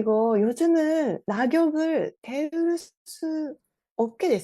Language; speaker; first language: Korean; non-native, fluent; Japanese